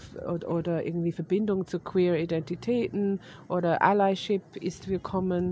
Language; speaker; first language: German; non-native, fluent; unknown